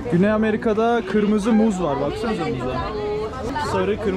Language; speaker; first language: Turkish; native; Turkish